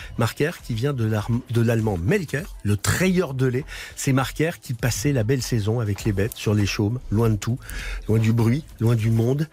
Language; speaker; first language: French; native; French